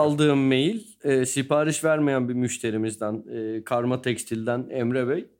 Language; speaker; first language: Turkish; native; Turkish